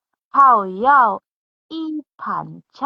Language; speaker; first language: Chinese; non-native, fluent; Indonesian